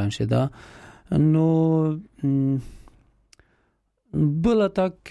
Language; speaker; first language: Russian; non-native, fluent; Arabic